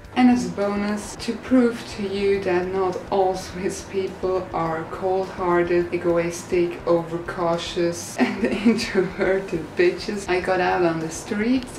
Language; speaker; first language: English; non-native, fluent; Swiss German